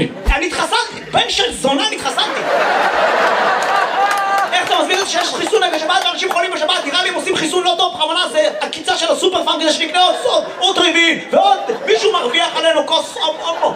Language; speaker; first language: Hebrew; native; Hebrew